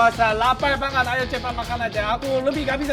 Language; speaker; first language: Indonesian; non-native, fluent; Korean